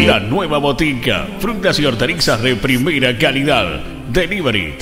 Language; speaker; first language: Spanish; native; Spanish